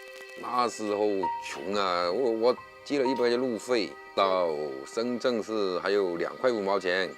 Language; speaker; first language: Chinese; non-native, local second language; Wu Chinese